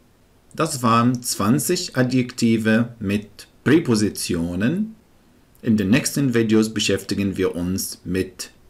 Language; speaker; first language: German; non-native, fluent; Arabic